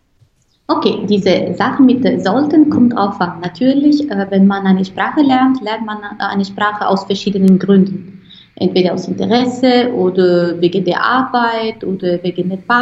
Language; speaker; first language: German; non-native, fluent; Italian